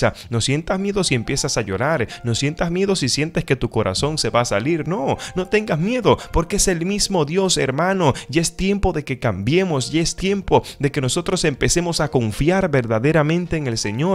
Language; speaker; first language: Spanish; native; Spanish